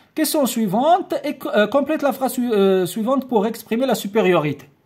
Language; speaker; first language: French; non-native, local second language; Arabic